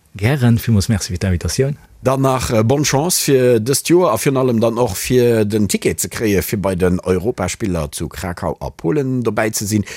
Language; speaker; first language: Luxembourgish; native; Luxembourgish